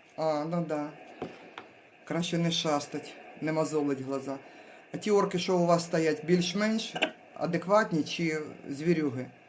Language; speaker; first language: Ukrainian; native; Ukrainian